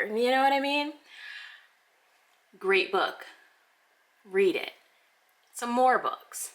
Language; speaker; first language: English; native; English